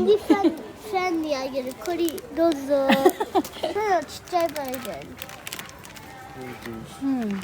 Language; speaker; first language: Japanese; early bilingual, other home language; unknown